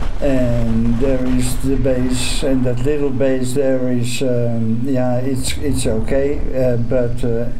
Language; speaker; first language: English; non-native, fluent; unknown